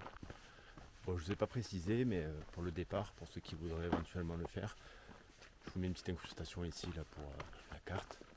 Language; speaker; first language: French; native; French